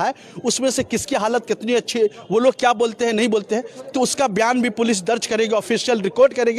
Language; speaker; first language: Hindi; native; Hindi